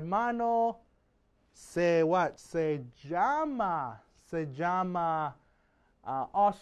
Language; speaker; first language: Spanish; non-native, fluent; English